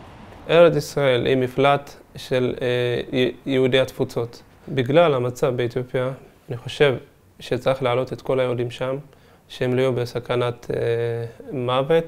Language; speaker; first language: Hebrew; early bilingual, other home language; Amharic